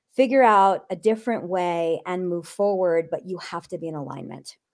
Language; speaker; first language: English; native; English